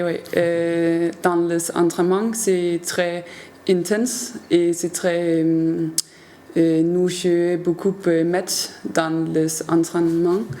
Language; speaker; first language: French; non-native, learner; Danish